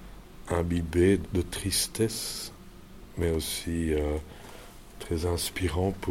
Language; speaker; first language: French; non-native, local second language; Dutch